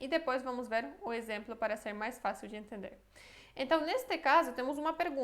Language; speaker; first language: Portuguese; non-native, fluent; Polish